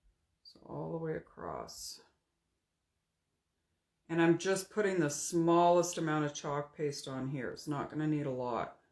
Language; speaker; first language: English; native; English